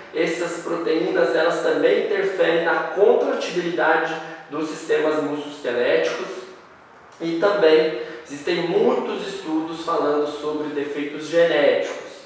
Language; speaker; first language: Portuguese; native; Portuguese